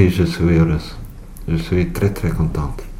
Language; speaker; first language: French; non-native, learner; Albanian